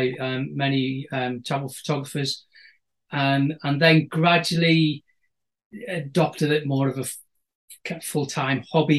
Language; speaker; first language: English; native; English